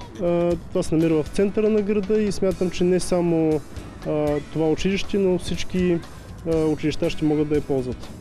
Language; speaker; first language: Bulgarian; native; Bulgarian